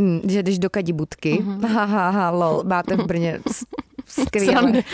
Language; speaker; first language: Czech; native; Czech